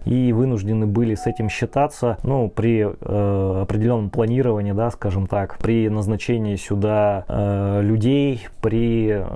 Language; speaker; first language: Russian; native; Russian